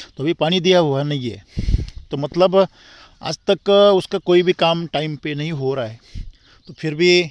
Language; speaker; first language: Hindi; non-native, local second language; Marathi